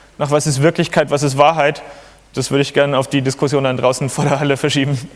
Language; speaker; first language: German; native; German